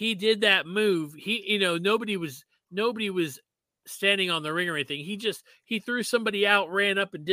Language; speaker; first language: English; native; English